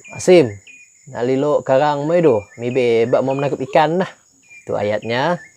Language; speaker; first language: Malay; non-native, local second language; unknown